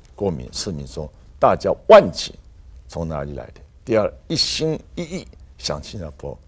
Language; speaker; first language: Chinese; non-native, local second language; Min Nan Chinese